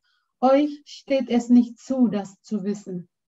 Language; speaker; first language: German; non-native, learner; Indonesian